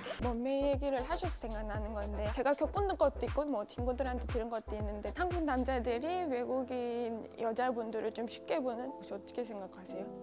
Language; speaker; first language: Korean; non-native, fluent; Turkish